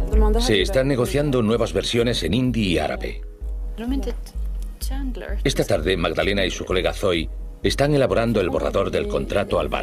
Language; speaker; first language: Spanish; native; Spanish